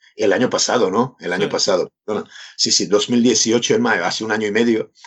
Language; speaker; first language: Spanish; non-native, fluent; Serbian